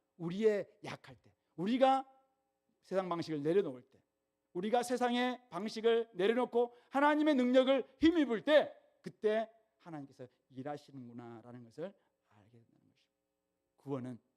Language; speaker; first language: Korean; native; Korean